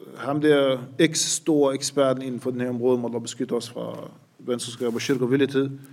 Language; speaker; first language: Danish; non-native, fluent; Arabic